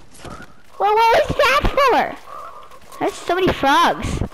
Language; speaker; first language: English; native; English